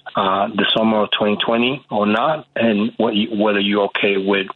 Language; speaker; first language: English; early bilingual, other home language; Spanish